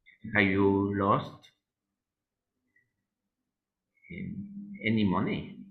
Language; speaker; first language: English; non-native, learner; Spanish